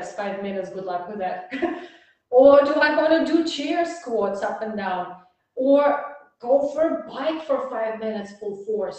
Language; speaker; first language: English; non-native, fluent; Russian